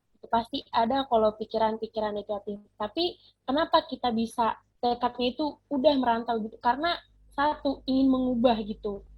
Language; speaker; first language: Indonesian; non-native, local second language; Batak Toba